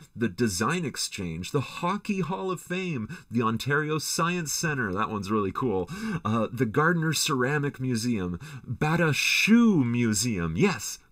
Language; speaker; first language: English; native; English